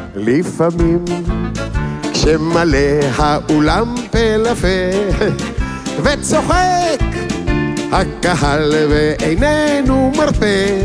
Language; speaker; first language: Hebrew; native; Hebrew